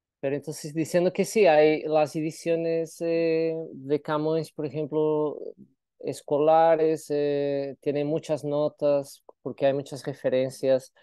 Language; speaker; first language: Spanish; non-native, fluent; Portuguese